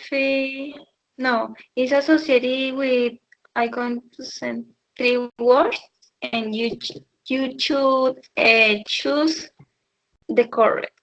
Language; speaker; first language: English; non-native, learner; Spanish